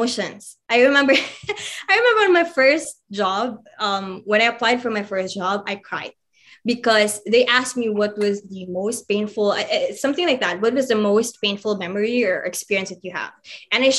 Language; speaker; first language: English; non-native, local second language; Cebuano